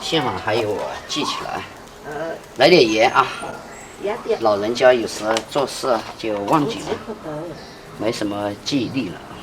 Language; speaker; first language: Chinese; native; Chinese